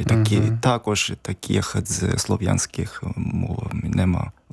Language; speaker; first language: Ukrainian; non-native, fluent; Japanese